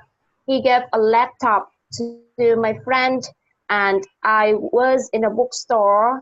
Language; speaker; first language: English; non-native, learner; Vietnamese